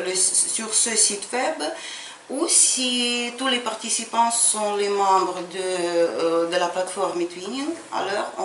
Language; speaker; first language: French; non-native, fluent; Ukrainian